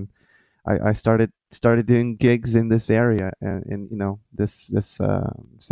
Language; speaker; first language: English; non-native, fluent; Lithuanian